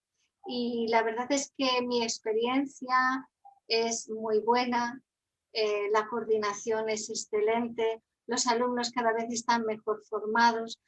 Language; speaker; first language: Spanish; native; Spanish